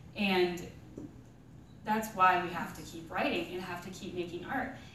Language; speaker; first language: English; native; English